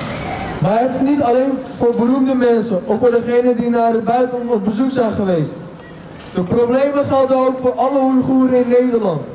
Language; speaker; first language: Dutch; non-native, fluent; Uyghur